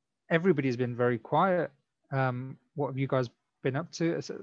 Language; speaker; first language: English; native; English